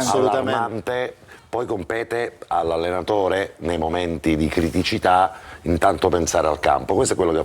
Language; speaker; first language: Italian; native; Italian